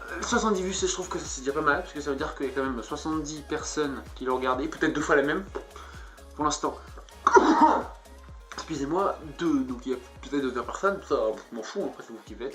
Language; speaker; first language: French; native; French